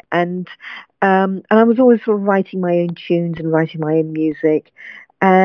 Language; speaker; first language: English; native; English